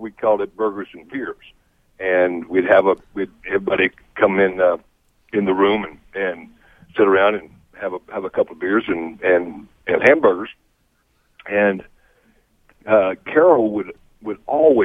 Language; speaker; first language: English; native; English